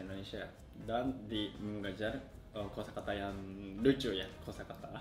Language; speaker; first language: Indonesian; non-native, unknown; Japanese